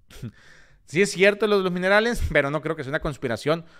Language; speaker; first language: Spanish; native; Spanish